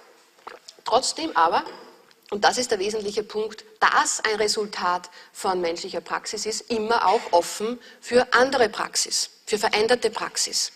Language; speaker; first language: German; native; German